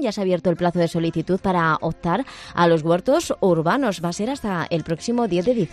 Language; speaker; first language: Spanish; native; Spanish